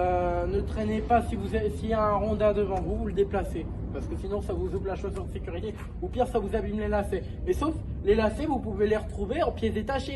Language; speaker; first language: French; native; French